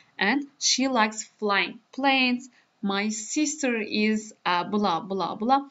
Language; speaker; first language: English; non-native, fluent; Turkish